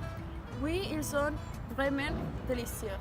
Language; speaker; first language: French; non-native, learner; Spanish